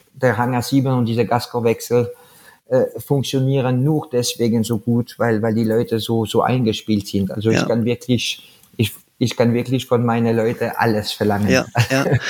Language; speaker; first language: German; non-native, fluent; French